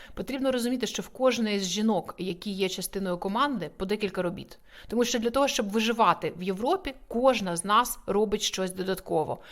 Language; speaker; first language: Ukrainian; native; Ukrainian